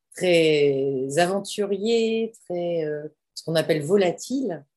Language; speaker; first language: French; native; French